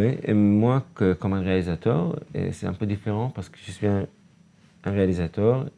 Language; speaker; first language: French; non-native, learner; Hebrew